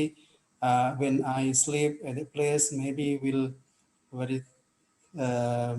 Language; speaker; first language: English; non-native, fluent; Indonesian